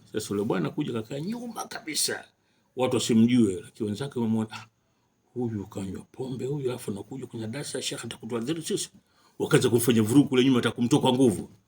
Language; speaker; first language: Swahili; native; Swahili